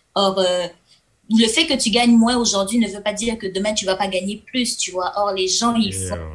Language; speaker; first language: French; non-native, local second language; Lingala